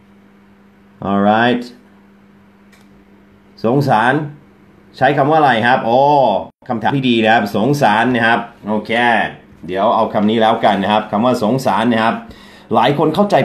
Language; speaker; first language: Thai; non-native, fluent; English